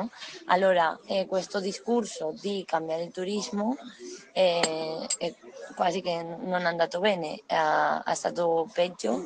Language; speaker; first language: Italian; non-native, learner; Spanish